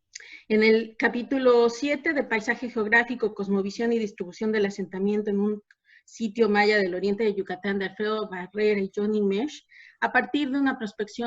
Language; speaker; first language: Spanish; native; Spanish